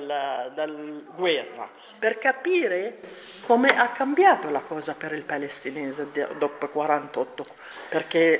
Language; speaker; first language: Italian; non-native, learner; Arabic